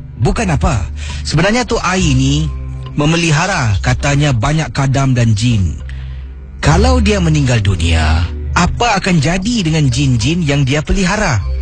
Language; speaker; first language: Malay; native; Malay